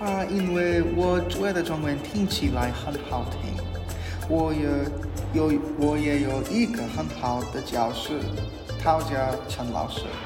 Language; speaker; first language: Chinese; non-native, learner; English